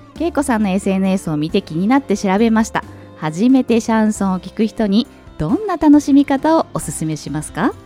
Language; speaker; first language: Japanese; native; Japanese